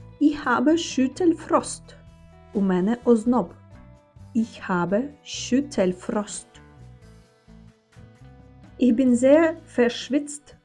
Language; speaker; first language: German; non-native, fluent; Ukrainian